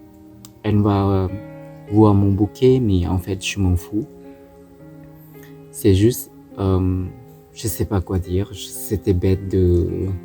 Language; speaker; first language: French; non-native, fluent; Thai